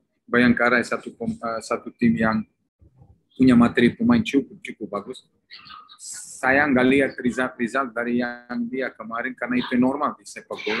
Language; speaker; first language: Indonesian; non-native, fluent; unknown